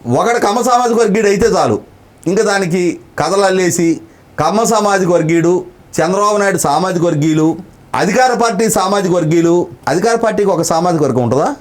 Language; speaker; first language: Telugu; native; Telugu